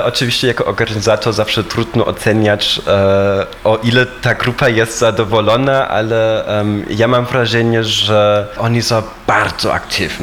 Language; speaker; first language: Polish; non-native, fluent; German